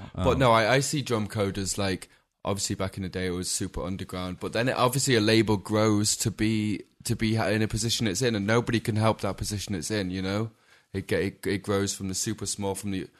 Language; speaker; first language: English; native; English